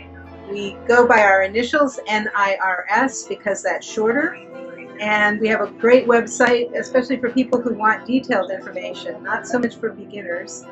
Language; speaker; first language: English; native; English